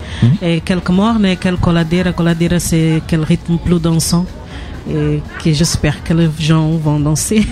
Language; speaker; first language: French; non-native, learner; Portuguese